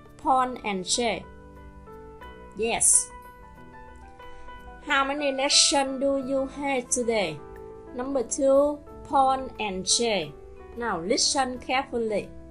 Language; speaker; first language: English; non-native, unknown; Vietnamese